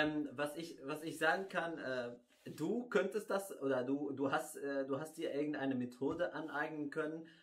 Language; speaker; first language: German; non-native, fluent; Arabic